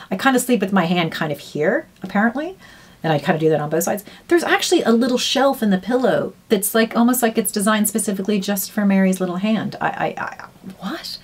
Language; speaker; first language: English; native; English